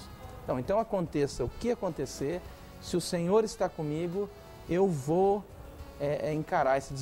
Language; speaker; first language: Portuguese; native; Portuguese